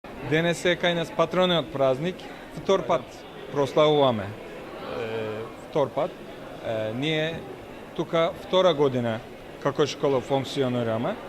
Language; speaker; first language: Macedonian; non-native, fluent; Turkish